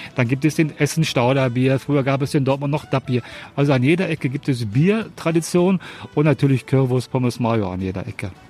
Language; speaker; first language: German; native; German